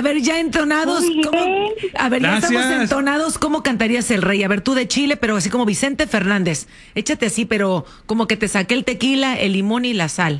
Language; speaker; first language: Spanish; native; Spanish